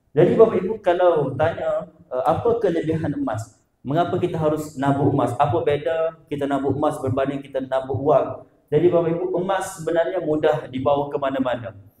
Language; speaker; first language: Malay; native; Malay